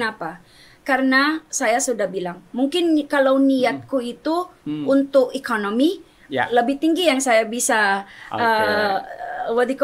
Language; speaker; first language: Indonesian; non-native, fluent; German